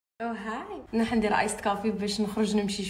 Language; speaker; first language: Arabic; native; Arabic